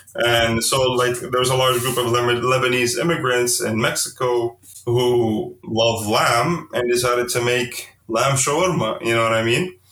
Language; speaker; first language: English; early bilingual, heritage; Arabic